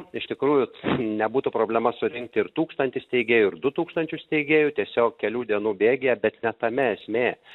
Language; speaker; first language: Lithuanian; native; Lithuanian